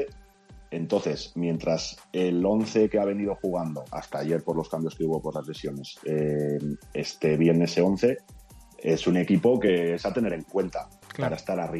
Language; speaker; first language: Spanish; native; Spanish